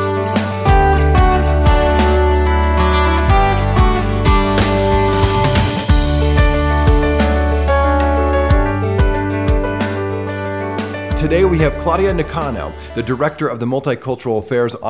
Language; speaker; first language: English; native; English